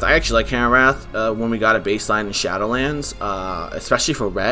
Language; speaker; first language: English; native; English